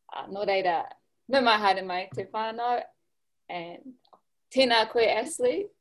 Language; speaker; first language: Māori; non-native, local second language; English